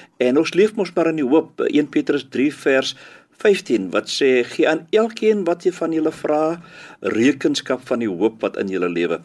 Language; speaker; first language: Afrikaans; native; Afrikaans